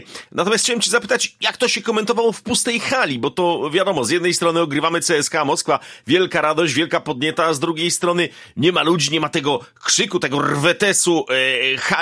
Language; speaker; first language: Polish; native; Polish